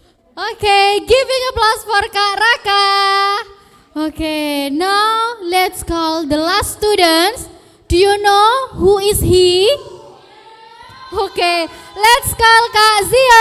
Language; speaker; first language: English; non-native, fluent; Indonesian